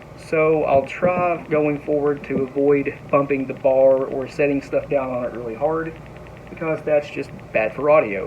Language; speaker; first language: English; native; English